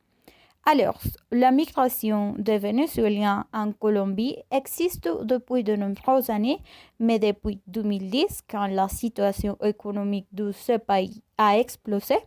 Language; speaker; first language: French; non-native, learner; Spanish